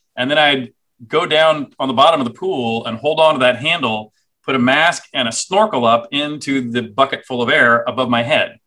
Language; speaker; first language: English; native; English